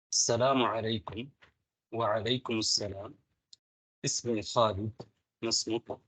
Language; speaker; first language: Arabic; non-native, fluent; Tamil